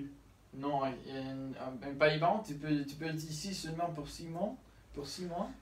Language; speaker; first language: French; non-native, learner; Spanish